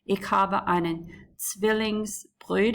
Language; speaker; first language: German; non-native, fluent; English